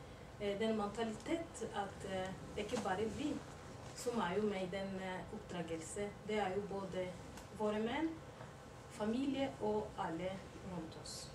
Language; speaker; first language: Norwegian; non-native, learner; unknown